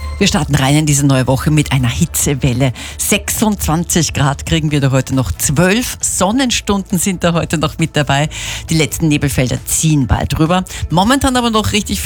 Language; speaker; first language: German; native; German